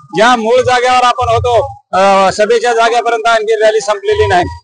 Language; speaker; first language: Marathi; non-native, local second language; Lambadi